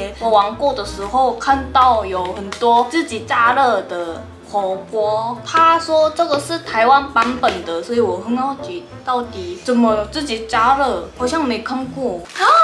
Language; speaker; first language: Chinese; non-native, fluent; Korean